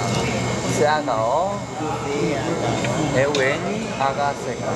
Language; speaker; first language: Portuguese; non-native, learner; Korean